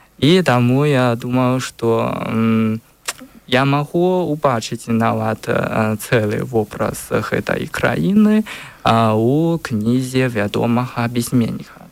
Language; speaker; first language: Belarusian; non-native, learner; Chinese